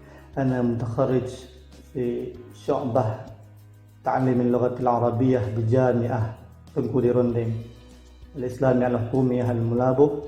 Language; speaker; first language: Arabic; non-native, fluent; Indonesian